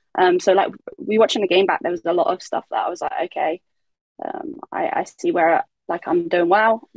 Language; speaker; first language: English; native; English